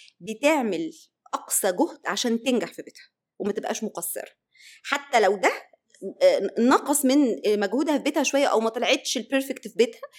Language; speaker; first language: Arabic; native; Arabic